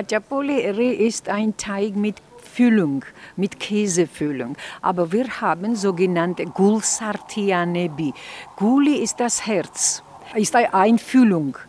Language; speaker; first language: German; non-native, fluent; Georgian